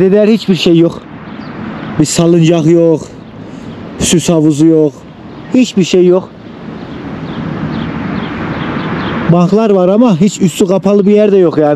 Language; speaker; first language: Turkish; native; Turkish